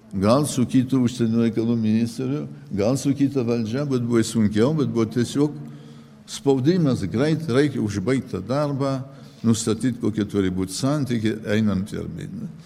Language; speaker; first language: Lithuanian; early bilingual, heritage; Lithuanian